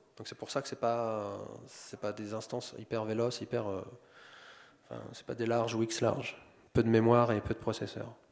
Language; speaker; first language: French; native; French